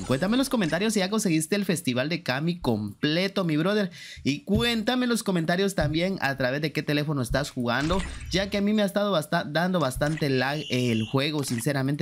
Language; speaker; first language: Spanish; native; Spanish